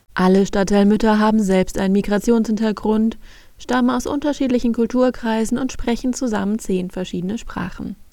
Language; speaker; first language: German; native; German